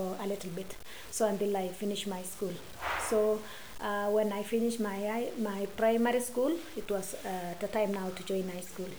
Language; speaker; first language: English; non-native, local second language; Kalenjin